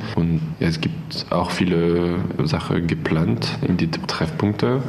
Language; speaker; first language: German; non-native, learner; French